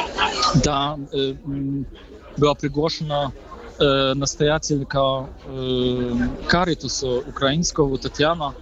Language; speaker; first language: Russian; non-native, fluent; Polish